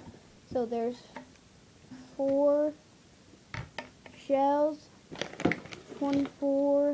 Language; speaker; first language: English; native; English